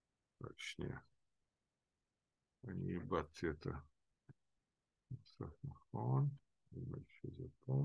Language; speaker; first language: Hebrew; non-native, fluent; Russian